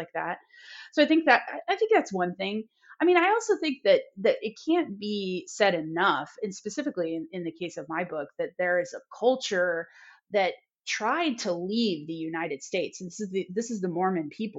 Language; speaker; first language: English; native; English